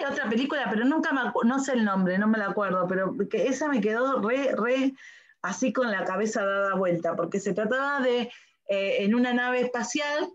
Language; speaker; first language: Spanish; native; Spanish